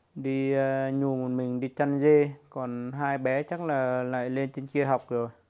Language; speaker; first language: Vietnamese; non-native, local second language; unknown